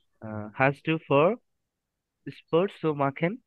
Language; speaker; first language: German; non-native, learner; Bangla